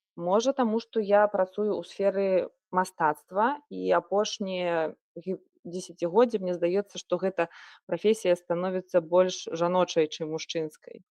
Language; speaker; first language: Belarusian; non-native, local second language; Russian